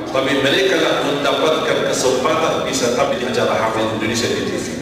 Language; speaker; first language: Indonesian; non-native, fluent; Arabic